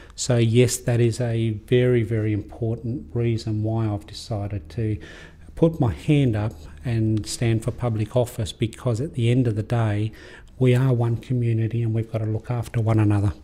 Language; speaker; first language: English; native; English